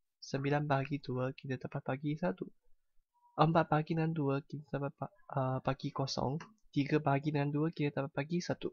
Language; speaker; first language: Malay; non-native, local second language; Chinese